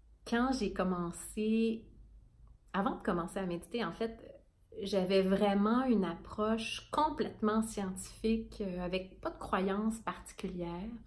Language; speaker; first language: French; native; French